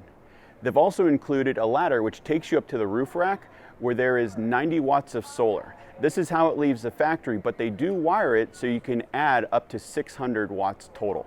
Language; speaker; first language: English; native; English